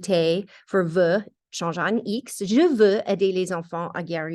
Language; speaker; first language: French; non-native, fluent; English